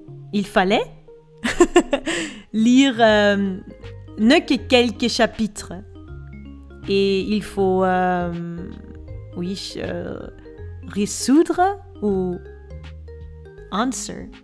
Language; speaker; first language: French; non-native, learner; Dutch